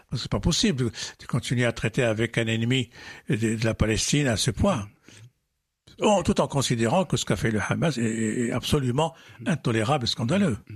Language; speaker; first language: French; non-native, local second language; Arabic